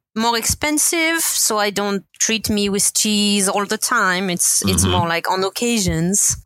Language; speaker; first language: English; non-native, fluent; French